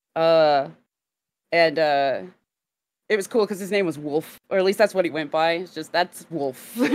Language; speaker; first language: English; native; English